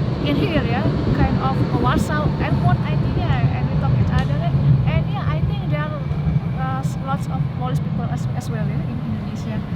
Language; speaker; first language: English; non-native, learner; Indonesian